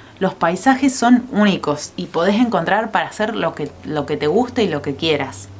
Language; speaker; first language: Spanish; native; Spanish